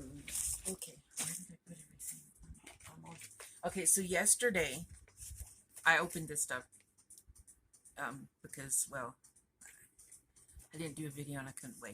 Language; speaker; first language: English; native; English